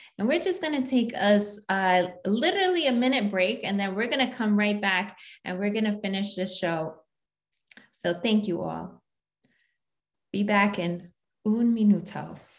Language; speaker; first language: English; native; English